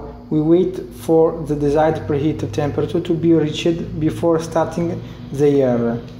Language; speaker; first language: English; non-native, learner; Italian